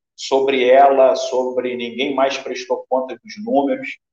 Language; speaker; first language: Portuguese; native; Portuguese